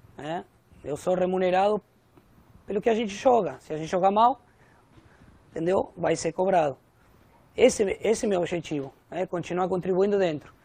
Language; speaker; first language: Portuguese; non-native, fluent; Spanish